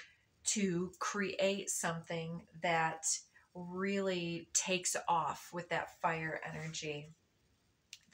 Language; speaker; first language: English; native; English